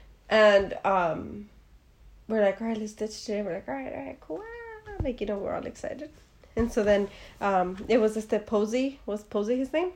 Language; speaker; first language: English; early bilingual, other home language; Spanish